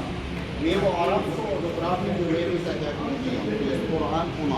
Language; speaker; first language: Polish; non-native, learner; Arabic